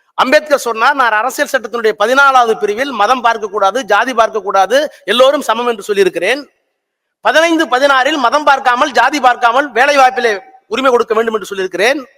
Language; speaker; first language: Tamil; native; Tamil